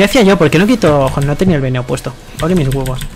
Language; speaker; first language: Spanish; native; Spanish